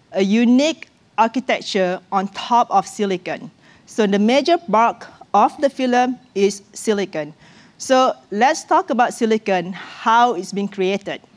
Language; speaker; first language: English; non-native, local second language; Malay